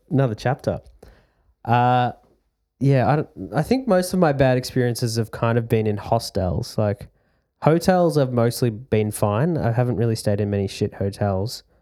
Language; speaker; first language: English; native; English